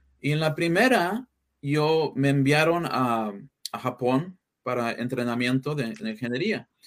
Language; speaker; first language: Spanish; early bilingual, heritage; English